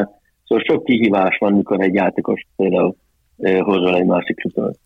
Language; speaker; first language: Hungarian; early bilingual, heritage; Hungarian